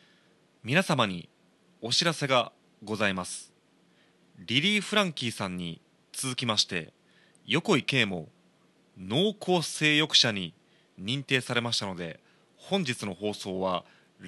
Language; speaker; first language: Japanese; native; Japanese